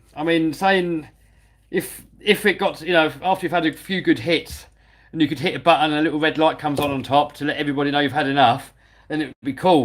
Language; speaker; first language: English; native; English